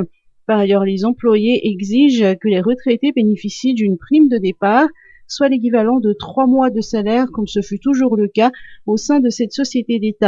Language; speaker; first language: French; non-native, local second language; Malagasy